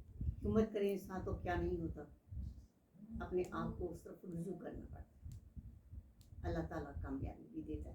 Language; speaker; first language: Urdu; native; Urdu